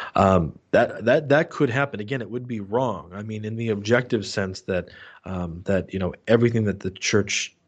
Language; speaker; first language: English; native; English